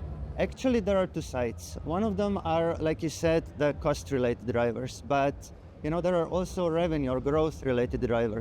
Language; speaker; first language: English; non-native, fluent; Slovenian